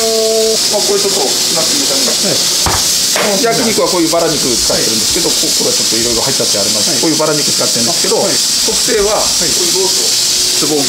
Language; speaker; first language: Japanese; native; Japanese